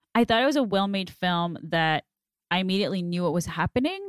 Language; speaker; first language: English; non-native, fluent; Spanish